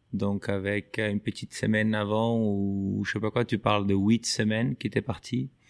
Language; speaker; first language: French; non-native, fluent; Portuguese